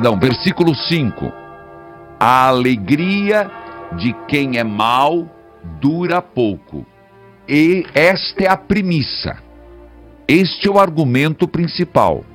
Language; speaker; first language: Portuguese; native; Portuguese